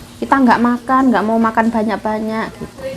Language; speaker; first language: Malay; non-native, local second language; Javanese